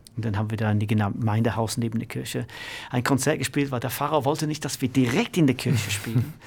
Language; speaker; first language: German; non-native, fluent; English